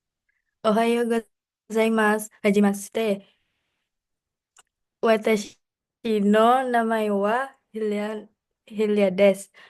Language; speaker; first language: Japanese; non-native, learner; Indonesian